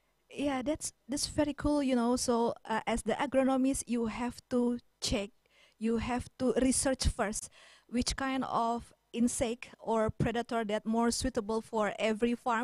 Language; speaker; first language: English; non-native, fluent; Indonesian